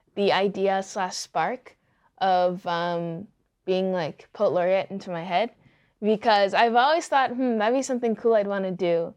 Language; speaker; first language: English; early bilingual, other home language; Yoruba